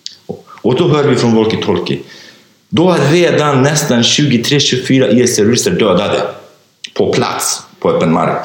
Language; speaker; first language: Swedish; non-native, fluent; Kurdish